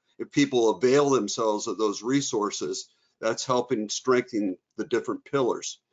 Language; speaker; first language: English; native; English